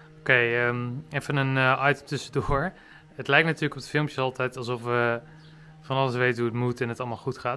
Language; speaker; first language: Dutch; native; Dutch